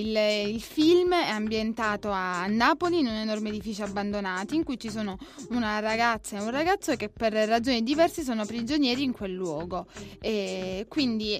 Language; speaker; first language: Italian; native; Italian